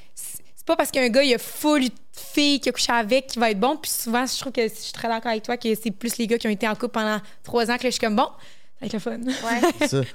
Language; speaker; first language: French; native; French